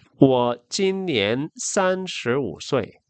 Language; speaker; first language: Chinese; non-native, fluent; Korean